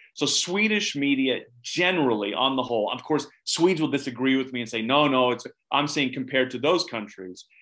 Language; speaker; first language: English; native; English